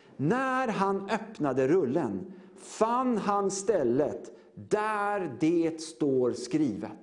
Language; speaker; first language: Swedish; native; Swedish